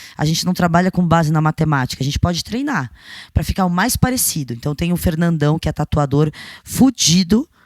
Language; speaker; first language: Portuguese; native; Portuguese